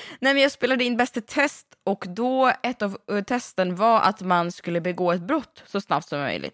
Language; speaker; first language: Swedish; native; Swedish